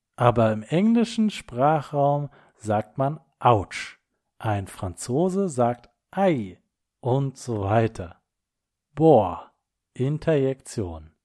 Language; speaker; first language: German; native; German